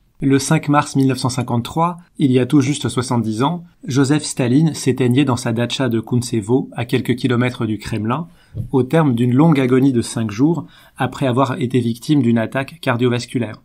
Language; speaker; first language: French; native; French